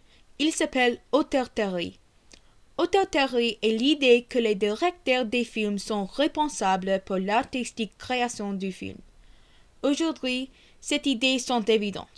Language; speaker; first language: French; non-native, learner; English